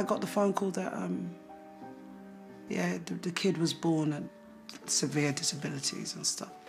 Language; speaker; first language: English; native; English